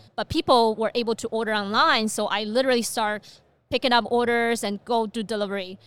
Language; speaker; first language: English; non-native, fluent; Chinese